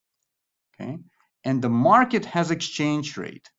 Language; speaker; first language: English; non-native, fluent; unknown